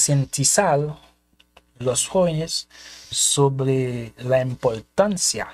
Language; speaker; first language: Spanish; non-native, fluent; Haitian Creole